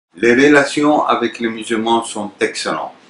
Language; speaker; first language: French; non-native, fluent; Arabic